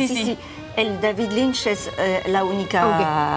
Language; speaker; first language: Spanish; non-native, learner; French